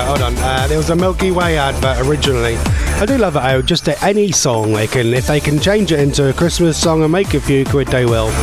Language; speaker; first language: English; native; English